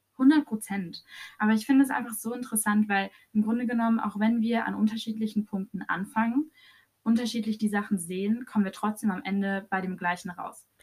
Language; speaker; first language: German; early bilingual, other home language; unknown